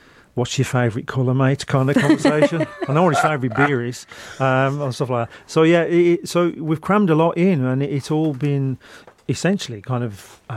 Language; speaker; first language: English; native; English